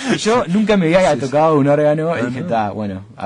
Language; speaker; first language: Spanish; native; Spanish